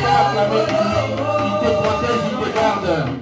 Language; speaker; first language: French; non-native, local second language; Lingala